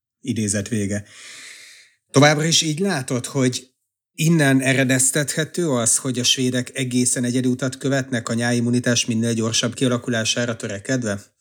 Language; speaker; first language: Hungarian; native; Hungarian